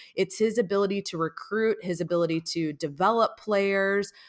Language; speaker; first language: English; native; English